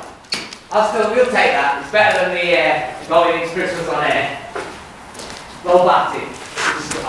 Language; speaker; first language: English; native; English